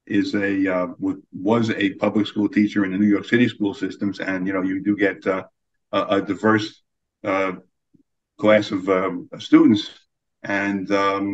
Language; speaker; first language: English; native; English